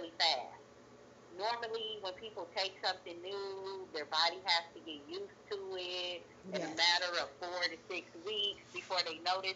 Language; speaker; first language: English; native; English